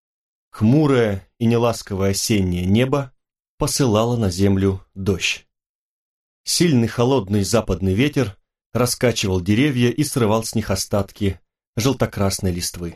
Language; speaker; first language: Russian; native; Russian